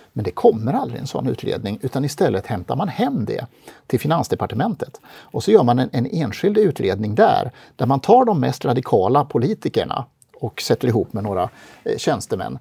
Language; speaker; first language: Swedish; native; Swedish